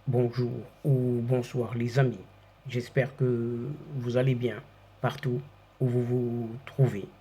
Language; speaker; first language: French; non-native, local second language; Arabic